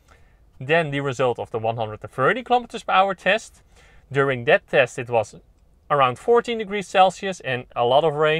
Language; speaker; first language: English; non-native, fluent; Dutch